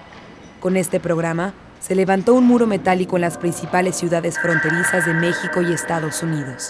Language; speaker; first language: Spanish; native; Spanish